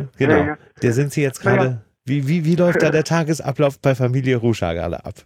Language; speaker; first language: German; native; German